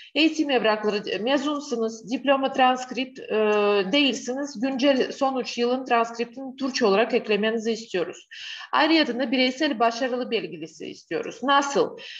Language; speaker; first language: Turkish; non-native, fluent; Russian